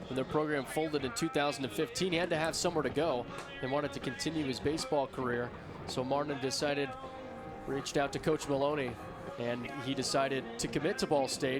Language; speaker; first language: English; native; English